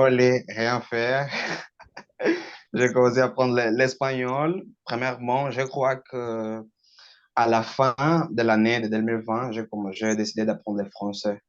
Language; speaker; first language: French; non-native, learner; Portuguese